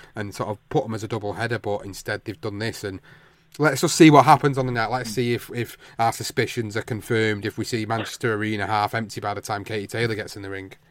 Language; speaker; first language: English; native; English